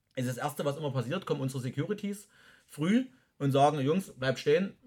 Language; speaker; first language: German; native; German